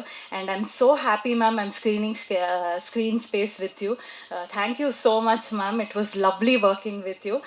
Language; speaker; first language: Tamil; non-native, local second language; Kannada